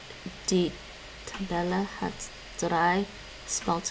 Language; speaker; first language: German; non-native, learner; English